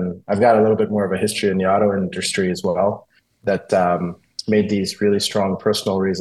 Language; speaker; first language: English; native; English